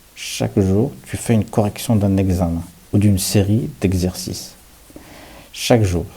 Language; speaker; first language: French; non-native, local second language; Arabic